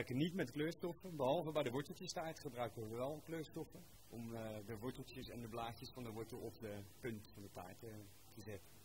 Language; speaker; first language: Dutch; native; Dutch